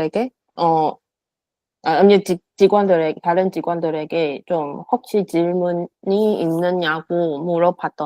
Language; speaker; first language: Korean; non-native, learner; Chinese